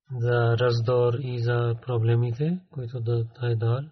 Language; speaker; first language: Bulgarian; non-native, learner; Urdu